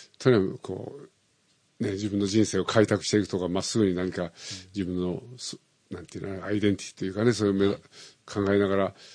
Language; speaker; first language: Japanese; native; Japanese